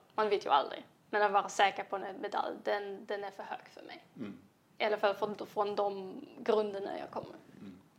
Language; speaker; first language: Swedish; non-native, fluent; German